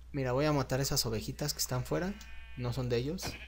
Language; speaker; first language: Spanish; native; Spanish